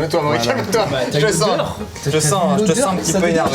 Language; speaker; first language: French; native; French